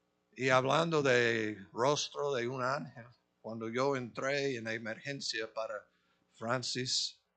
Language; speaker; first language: Spanish; non-native, fluent; English